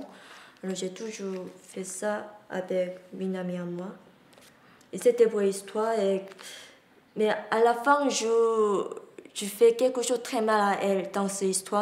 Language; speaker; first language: French; non-native, learner; Korean